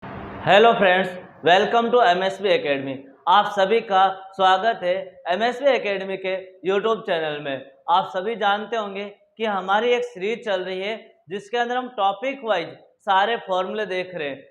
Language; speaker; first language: Hindi; native; Hindi